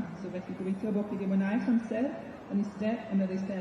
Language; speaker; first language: Welsh; non-native, learner; English